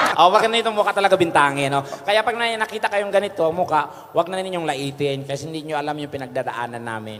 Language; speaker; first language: Filipino; non-native, local second language; Cebuano